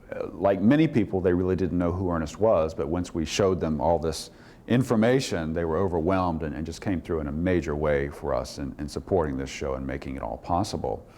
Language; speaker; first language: English; native; English